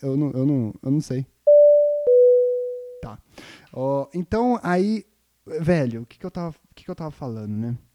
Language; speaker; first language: Portuguese; native; Portuguese